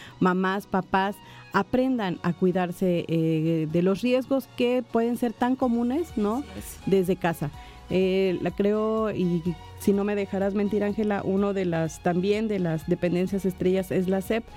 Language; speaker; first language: Spanish; native; Spanish